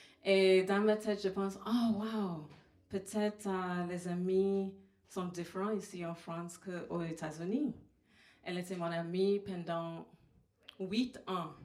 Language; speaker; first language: French; non-native, fluent; English